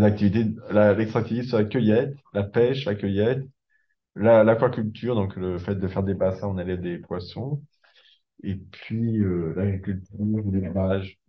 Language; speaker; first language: French; native; French